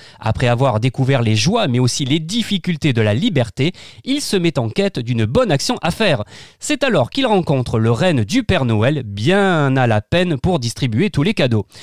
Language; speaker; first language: French; native; French